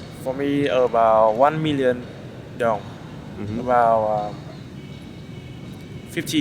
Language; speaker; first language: English; non-native, learner; Vietnamese